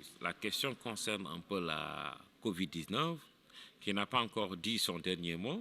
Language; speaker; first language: French; non-native, local second language; Wolof